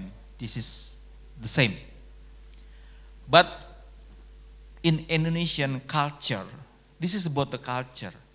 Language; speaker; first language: English; non-native, local second language; Indonesian